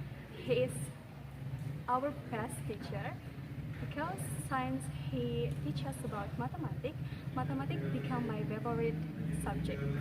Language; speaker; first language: English; non-native, learner; Indonesian